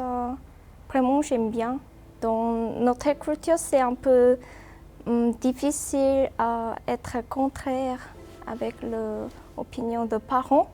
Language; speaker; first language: French; non-native, learner; Korean